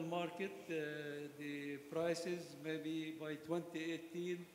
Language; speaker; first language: English; non-native, learner; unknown